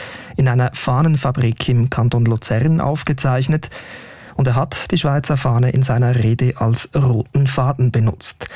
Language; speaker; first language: German; native; German